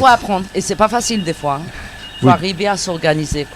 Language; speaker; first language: French; native; French